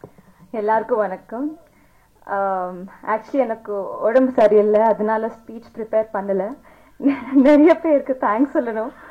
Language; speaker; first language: Tamil; non-native, local second language; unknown